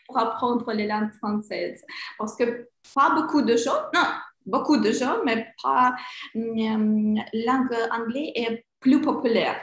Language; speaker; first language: French; non-native, learner; Ukrainian